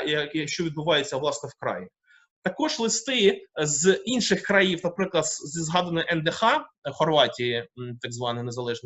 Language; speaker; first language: Ukrainian; native; Ukrainian